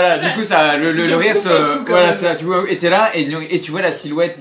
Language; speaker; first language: French; native; French